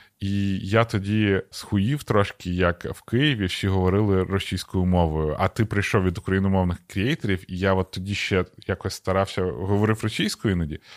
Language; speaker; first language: Ukrainian; non-native, local second language; Russian